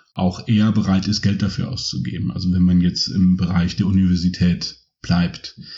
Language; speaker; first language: German; native; German